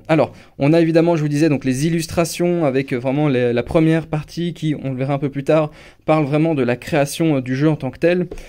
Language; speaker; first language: French; non-native, fluent; English